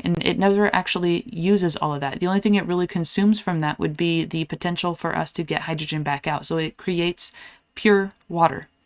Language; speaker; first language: English; native; English